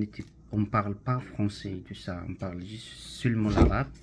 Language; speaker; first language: French; non-native, learner; Arabic